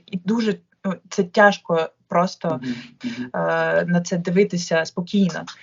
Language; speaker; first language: Ukrainian; non-native, local second language; Russian